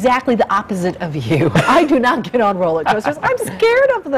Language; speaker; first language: English; native; English